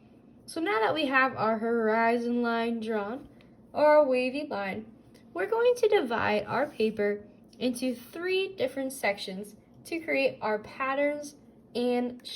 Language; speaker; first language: English; native; English